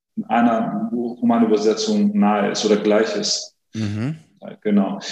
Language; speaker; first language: German; early bilingual, other home language; Greek